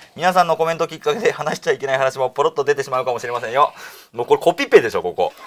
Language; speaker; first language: Japanese; native; Japanese